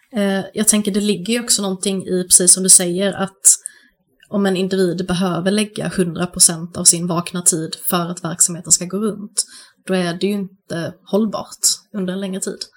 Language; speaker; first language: Swedish; native; Swedish